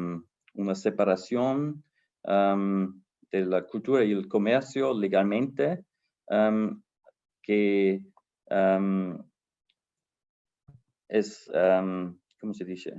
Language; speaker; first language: Spanish; non-native, fluent; German